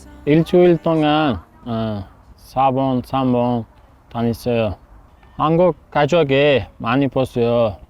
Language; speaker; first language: Korean; non-native, learner; Uzbek